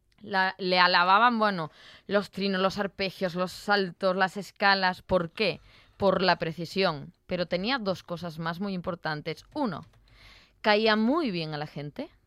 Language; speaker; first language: Spanish; native; Spanish